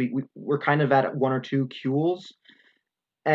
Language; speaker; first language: English; native; English